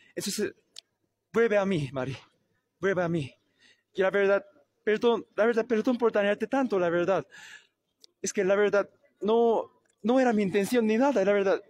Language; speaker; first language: Spanish; non-native, learner; Korean